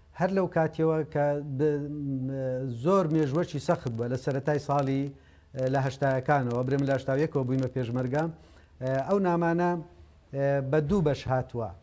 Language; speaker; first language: Central Kurdish; native; Central Kurdish